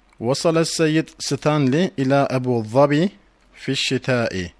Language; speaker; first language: Arabic; non-native, fluent; Turkish